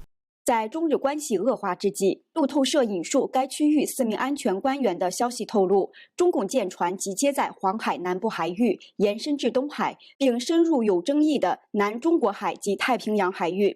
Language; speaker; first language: Chinese; native; Chinese